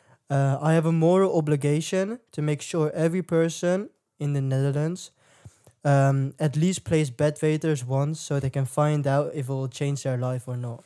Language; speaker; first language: English; non-native, fluent; Dutch